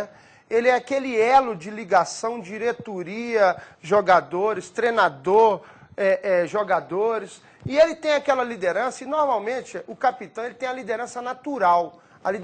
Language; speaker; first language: Portuguese; native; Portuguese